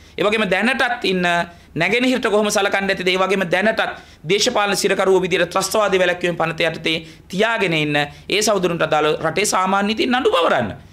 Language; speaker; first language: Sinhala; native; Sinhala